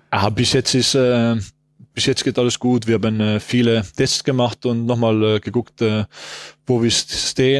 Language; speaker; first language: German; non-native, learner; Estonian